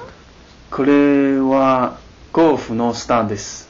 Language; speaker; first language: Japanese; non-native, learner; Chinese